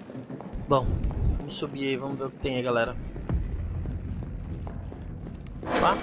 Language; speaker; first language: Portuguese; native; Portuguese